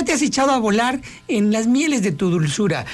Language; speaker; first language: Spanish; native; Spanish